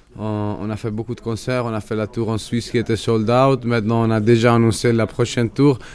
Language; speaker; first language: French; non-native, fluent; Spanish